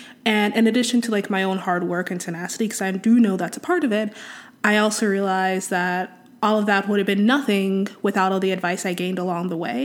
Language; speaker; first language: English; native; English